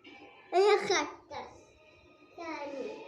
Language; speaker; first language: Arabic; native; Arabic